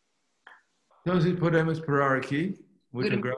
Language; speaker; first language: Spanish; non-native, fluent; English